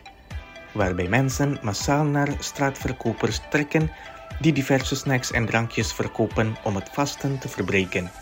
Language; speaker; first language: Dutch; non-native, fluent; Indonesian